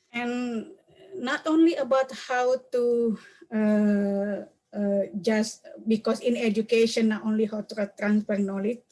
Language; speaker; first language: English; non-native, learner; Indonesian